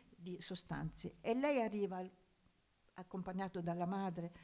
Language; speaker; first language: Italian; non-native, fluent; German